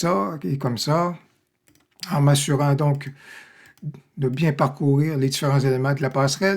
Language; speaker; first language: French; native; French